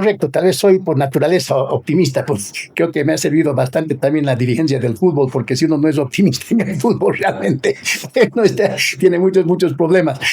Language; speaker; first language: Spanish; native; Spanish